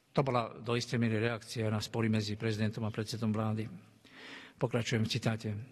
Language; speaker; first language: Slovak; native; Slovak